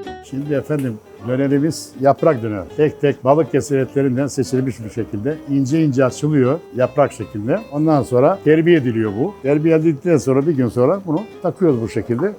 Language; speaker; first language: Turkish; non-native, fluent; Bosnian